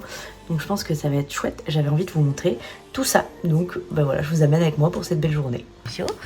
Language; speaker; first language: French; native; French